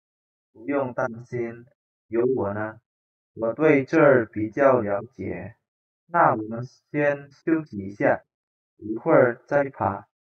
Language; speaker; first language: Chinese; non-native, fluent; Indonesian